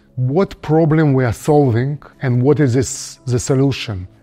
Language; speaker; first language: English; non-native, fluent; Russian